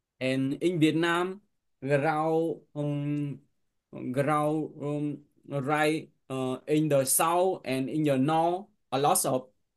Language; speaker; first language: English; non-native, learner; Vietnamese